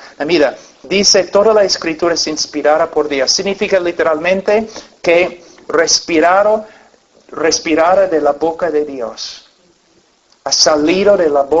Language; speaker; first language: Spanish; non-native, fluent; English